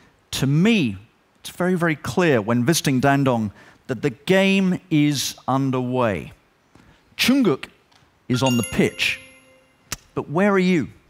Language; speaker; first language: English; native; English